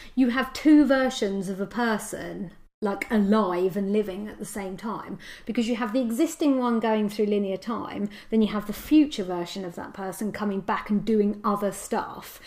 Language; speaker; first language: English; native; English